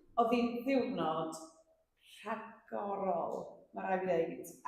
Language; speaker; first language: Welsh; native; Welsh